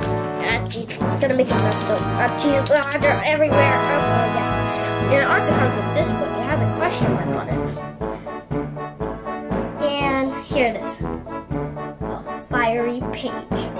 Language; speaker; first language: English; native; English